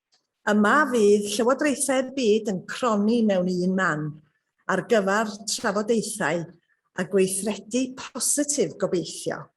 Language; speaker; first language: Welsh; native; Welsh